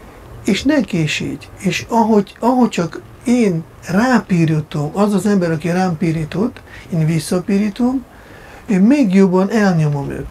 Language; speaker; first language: Hungarian; non-native, fluent; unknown